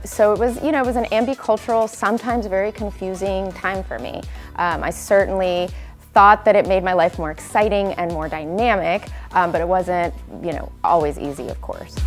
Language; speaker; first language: English; early bilingual, other home language; Spanish